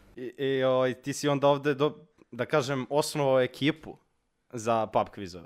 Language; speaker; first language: Serbian; native; Serbian